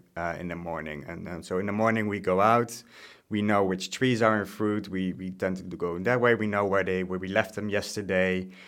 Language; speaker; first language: English; non-native, fluent; Dutch